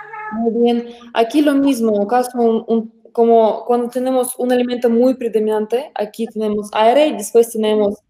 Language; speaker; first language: Spanish; non-native, fluent; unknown